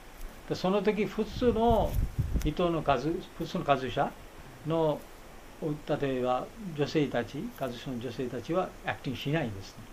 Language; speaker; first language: Japanese; non-native, fluent; Bangla